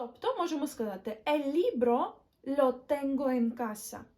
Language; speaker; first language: Spanish; non-native, learner; Ukrainian